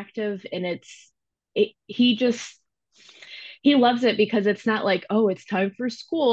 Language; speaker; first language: English; native; English